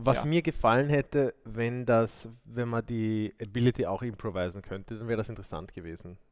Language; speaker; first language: German; native; German